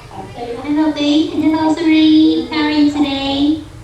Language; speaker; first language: English; non-native, fluent; Vietnamese